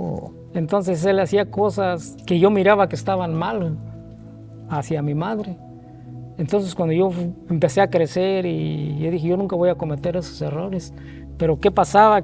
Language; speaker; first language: Spanish; native; Spanish